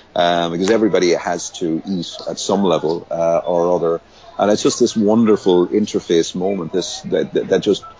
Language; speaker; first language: English; native; English